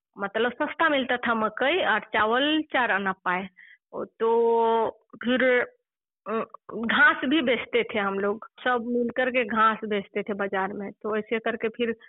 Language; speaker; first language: Hindi; non-native, local second language; Santali